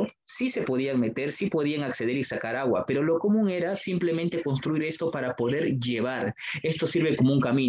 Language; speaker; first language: Spanish; native; Spanish